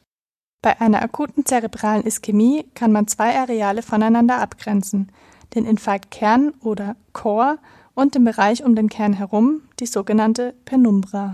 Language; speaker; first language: German; native; German